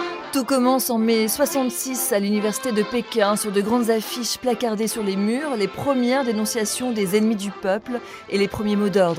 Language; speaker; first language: French; native; French